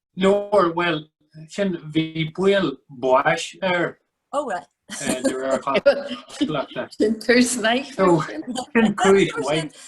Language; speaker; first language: Irish; non-native, local second language; English